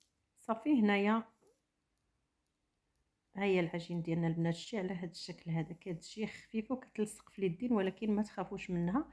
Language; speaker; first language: Arabic; native; Arabic